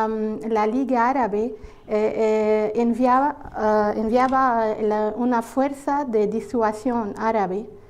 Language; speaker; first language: Spanish; non-native, fluent; Arabic